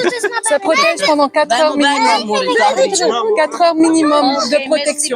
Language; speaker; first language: French; native; French